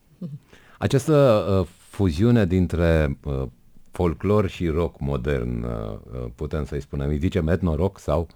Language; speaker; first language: Romanian; native; Romanian